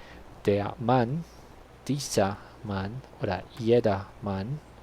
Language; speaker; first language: German; non-native, learner; Spanish